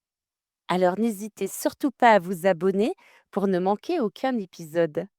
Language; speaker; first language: French; native; French